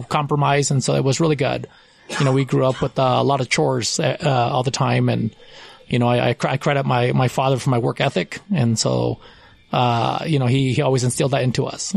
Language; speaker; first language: English; non-native, fluent; Spanish